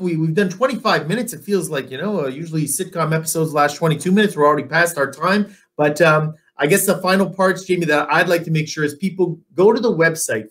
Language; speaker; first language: English; native; English